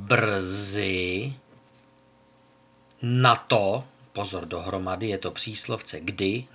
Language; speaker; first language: Czech; native; Czech